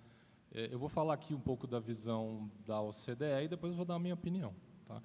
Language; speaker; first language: Portuguese; native; Portuguese